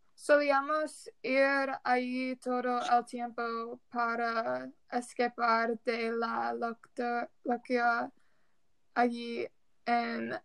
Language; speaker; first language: Spanish; non-native, learner; English